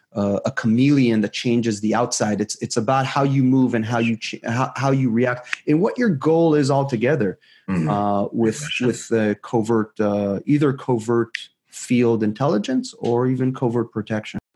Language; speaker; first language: English; non-native, fluent; Hebrew